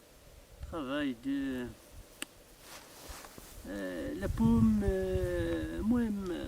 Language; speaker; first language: French; non-native, learner; Central Atlas Tamazight